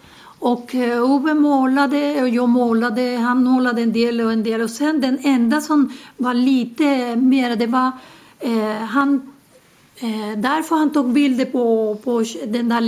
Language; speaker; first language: Swedish; non-native, learner; Spanish